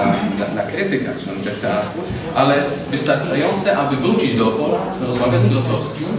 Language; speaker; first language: Polish; native; Polish